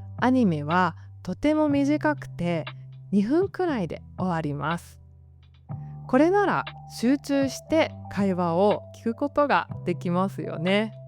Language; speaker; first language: Japanese; native; Japanese